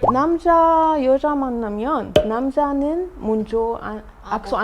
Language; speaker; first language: Korean; non-native, learner; Arabic